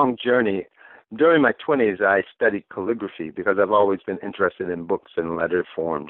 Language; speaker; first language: English; native; English